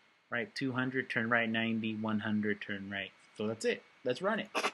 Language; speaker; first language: English; early bilingual, other home language; Spanish